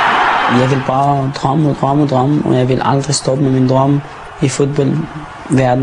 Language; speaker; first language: Danish; non-native, fluent; Arabic